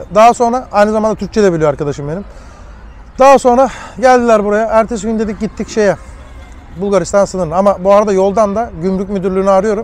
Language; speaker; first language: Turkish; early bilingual, heritage; Turkish